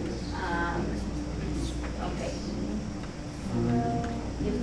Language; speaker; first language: Spanish; non-native, fluent; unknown